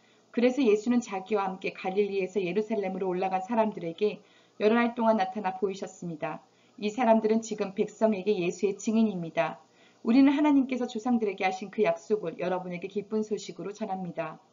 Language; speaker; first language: Korean; native; Korean